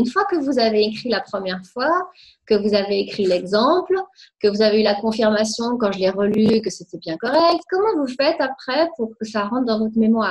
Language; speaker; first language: French; native; French